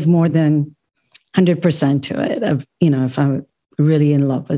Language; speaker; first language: English; non-native, local second language; Urdu